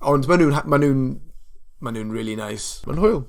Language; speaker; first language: Welsh; non-native, local second language; English